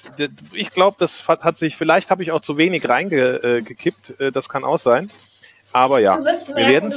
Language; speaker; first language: German; native; German